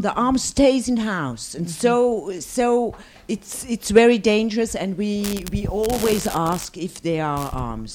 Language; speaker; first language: English; non-native, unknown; German